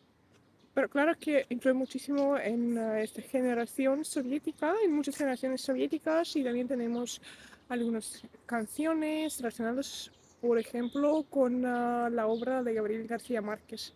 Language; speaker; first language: Spanish; non-native, fluent; Russian